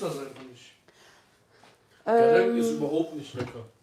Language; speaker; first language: German; early bilingual, other home language; Kurdish